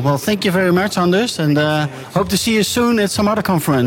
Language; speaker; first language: English; non-native, fluent; Dutch